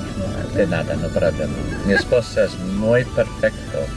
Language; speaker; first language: Spanish; non-native, learner; English